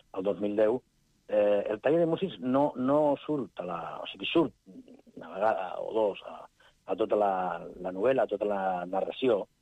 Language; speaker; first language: Catalan; non-native, local second language; Spanish